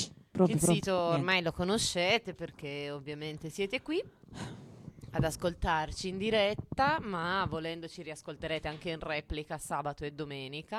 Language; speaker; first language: Italian; native; Italian